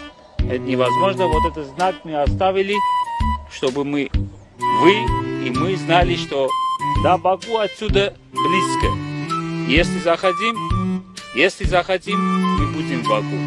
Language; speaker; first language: Russian; non-native, fluent; Armenian